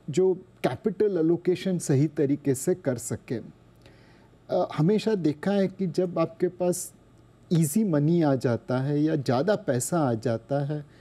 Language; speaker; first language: Hindi; non-native, local second language; Gujarati